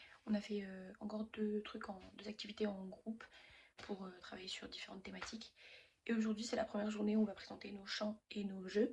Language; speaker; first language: French; native; French